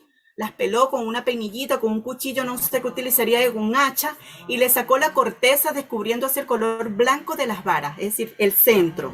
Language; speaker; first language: Spanish; native; Spanish